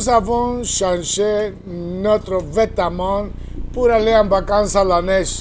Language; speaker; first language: French; non-native, fluent; Spanish